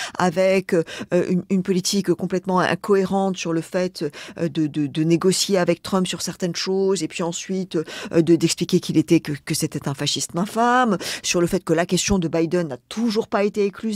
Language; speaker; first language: French; native; French